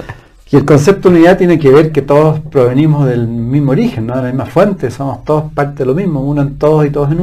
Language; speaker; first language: Spanish; native; Spanish